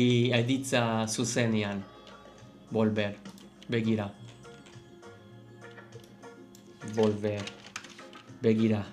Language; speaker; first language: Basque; non-native, learner; English